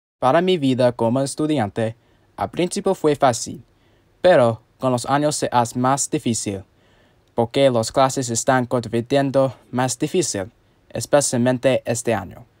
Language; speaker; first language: Spanish; non-native, learner; English